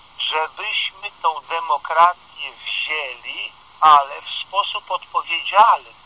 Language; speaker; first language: Polish; native; Polish